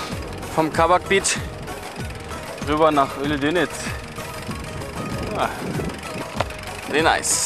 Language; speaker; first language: German; native; German